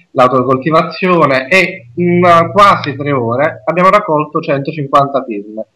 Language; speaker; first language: Italian; native; Italian